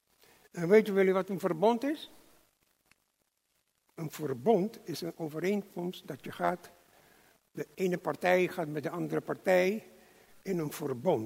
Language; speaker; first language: Dutch; non-native, local second language; English